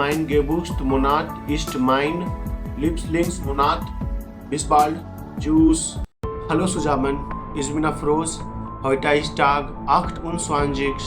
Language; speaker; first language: German; non-native, learner; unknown